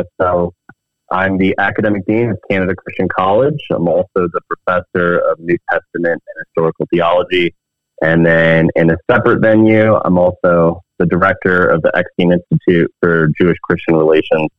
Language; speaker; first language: English; native; English